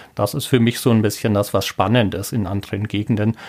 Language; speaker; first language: German; native; German